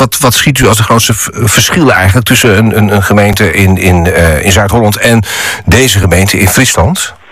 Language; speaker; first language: Dutch; non-native, local second language; Western Frisian